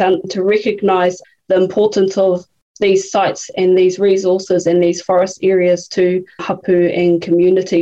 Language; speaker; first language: English; native; English